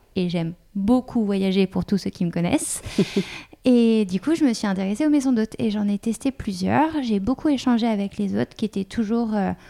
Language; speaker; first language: French; native; French